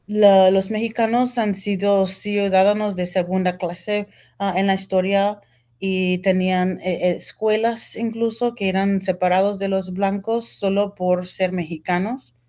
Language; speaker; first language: Spanish; non-native, fluent; English